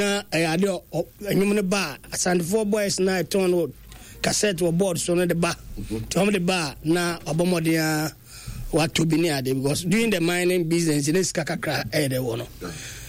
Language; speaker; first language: English; non-native, local second language; Akan